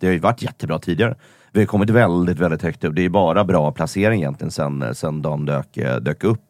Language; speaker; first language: Swedish; native; Swedish